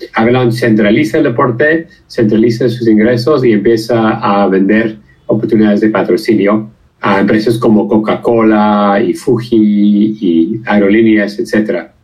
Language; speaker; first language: Spanish; non-native, fluent; English